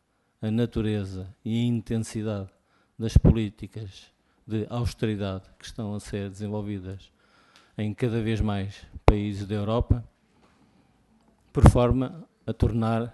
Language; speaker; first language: Portuguese; native; Portuguese